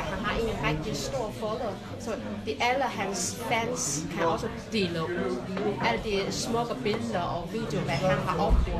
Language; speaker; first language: Danish; non-native, fluent; Chinese